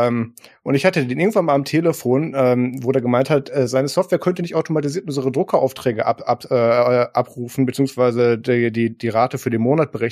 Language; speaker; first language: German; native; German